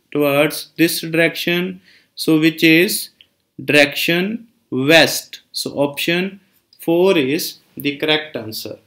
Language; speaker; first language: English; non-native, local second language; Punjabi